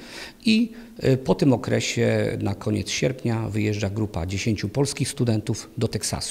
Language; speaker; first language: Polish; native; Polish